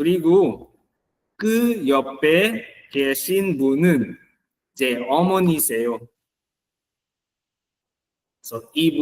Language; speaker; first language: Korean; non-native, fluent; Filipino